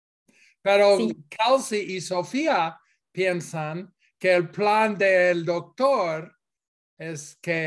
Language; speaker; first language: Spanish; non-native, fluent; English